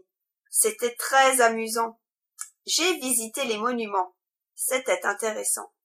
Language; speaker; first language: French; non-native, learner; English